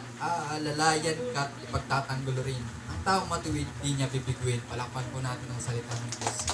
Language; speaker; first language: Filipino; non-native, local second language; Waray